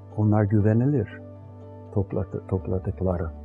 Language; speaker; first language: Turkish; non-native, fluent; English